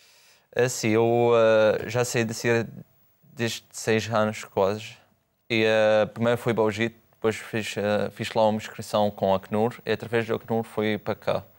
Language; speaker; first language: Portuguese; non-native, fluent; Arabic